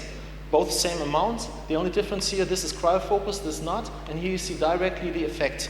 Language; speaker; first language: English; non-native, fluent; German